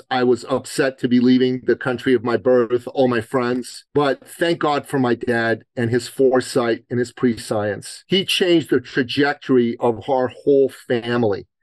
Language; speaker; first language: English; early bilingual, other home language; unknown